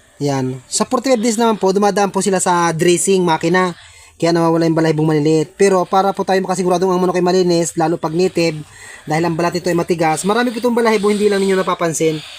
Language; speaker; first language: Filipino; non-native, local second language; Bikol